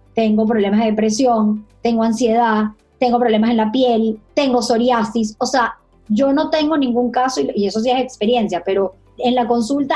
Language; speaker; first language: Spanish; native; Spanish